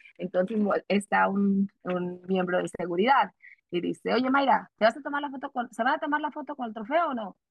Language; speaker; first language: Spanish; early bilingual, heritage; Spanish